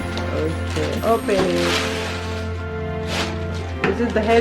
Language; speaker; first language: English; non-native, learner; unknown